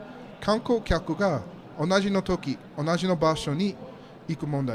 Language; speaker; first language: Japanese; non-native, learner; English